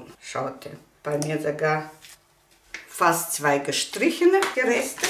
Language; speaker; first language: German; non-native, learner; Russian